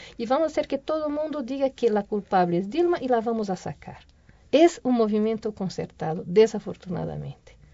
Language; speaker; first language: Spanish; non-native, fluent; Portuguese